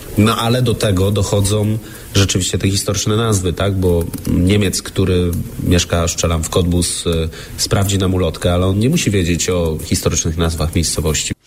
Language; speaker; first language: Polish; native; Polish